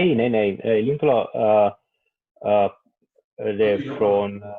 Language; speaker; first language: Swedish; non-native, learner; Finnish